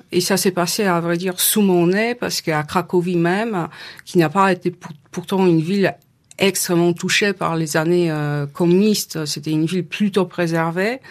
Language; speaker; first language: French; non-native, fluent; Polish